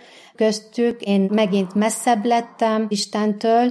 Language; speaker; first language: Hungarian; non-native, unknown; Arabic